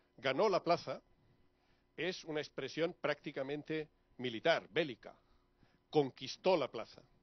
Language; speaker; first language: Spanish; native; Spanish